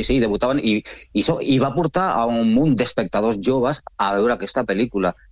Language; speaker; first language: Catalan; non-native, local second language; Spanish